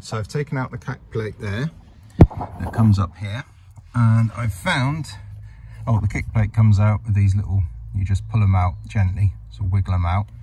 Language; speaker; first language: English; native; English